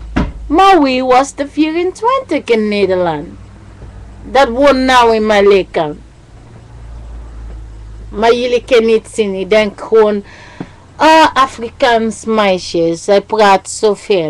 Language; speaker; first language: Dutch; non-native, learner; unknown